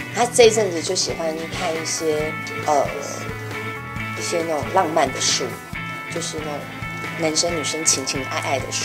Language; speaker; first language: Chinese; native; Chinese